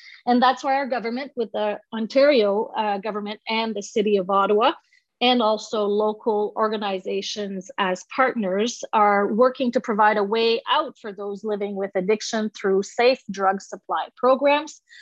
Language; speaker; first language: English; non-native, local second language; French